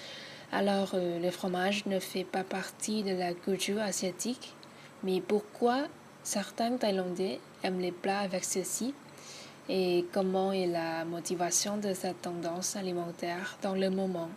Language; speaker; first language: French; non-native, learner; Thai